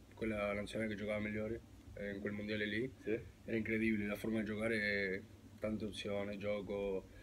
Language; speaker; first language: Italian; non-native, learner; Spanish